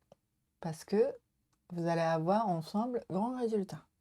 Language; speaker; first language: French; non-native, learner; Japanese